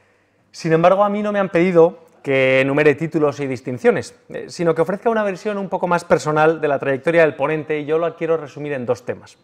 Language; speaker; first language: Spanish; native; Spanish